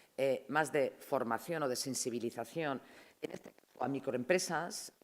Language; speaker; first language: Spanish; native; Spanish